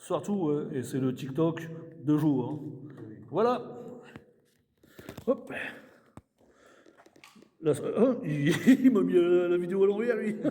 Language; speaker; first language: French; native; French